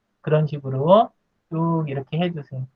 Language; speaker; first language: Korean; native; Korean